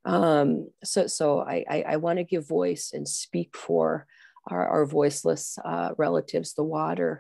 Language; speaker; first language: English; native; English